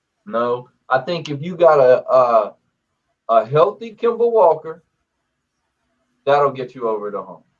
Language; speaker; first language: English; native; English